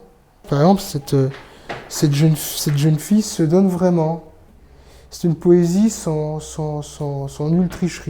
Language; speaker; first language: French; native; French